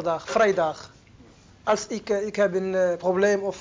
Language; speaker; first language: Dutch; non-native, learner; Arabic